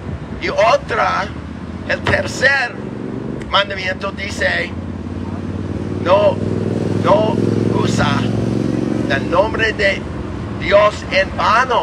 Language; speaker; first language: Spanish; non-native, learner; English